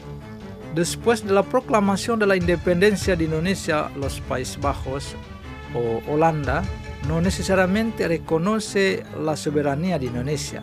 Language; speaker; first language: Spanish; non-native, fluent; Indonesian